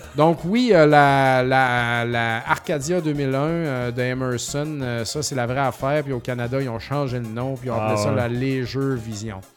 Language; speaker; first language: French; native; French